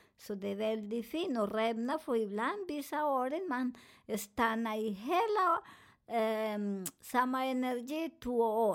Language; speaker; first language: Swedish; non-native, learner; Spanish